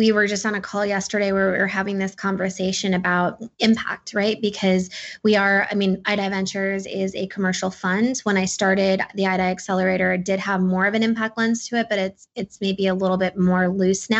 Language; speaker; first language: English; non-native, local second language; Urdu